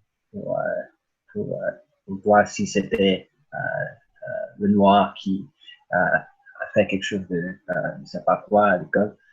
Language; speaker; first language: French; early bilingual, other home language; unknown